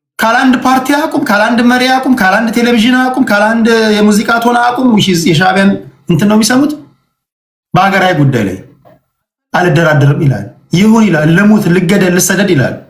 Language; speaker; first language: Amharic; native; Amharic